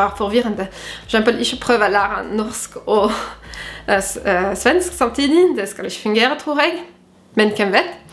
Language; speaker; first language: Norwegian; non-native, fluent; French